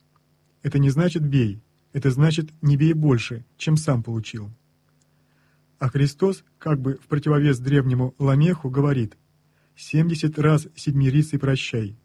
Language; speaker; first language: Russian; native; Russian